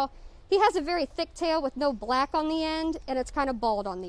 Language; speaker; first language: English; native; English